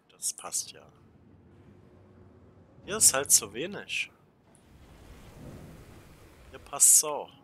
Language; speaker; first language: German; native; German